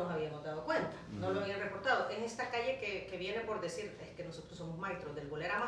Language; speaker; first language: Spanish; native; Spanish